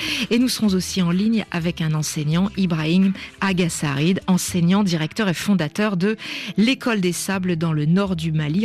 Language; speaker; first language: French; native; French